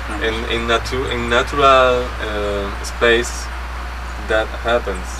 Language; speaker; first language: English; non-native, learner; Spanish